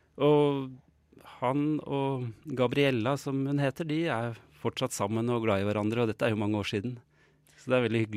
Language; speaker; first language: Norwegian; native; Norwegian